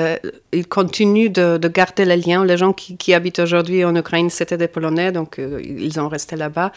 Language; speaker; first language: French; non-native, fluent; Polish